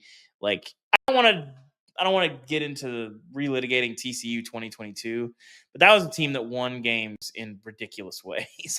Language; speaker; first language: English; native; English